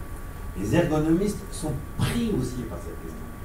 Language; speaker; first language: French; native; French